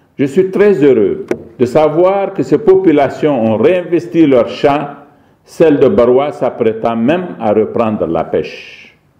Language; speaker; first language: French; non-native, local second language; Arabic